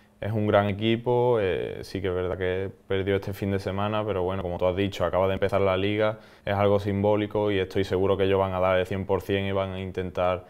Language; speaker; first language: Spanish; native; Spanish